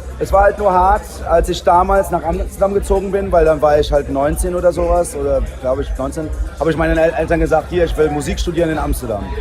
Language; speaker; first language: German; early bilingual, heritage; Portuguese